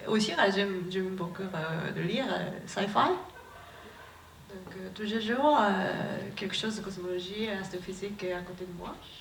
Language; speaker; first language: French; non-native, learner; Japanese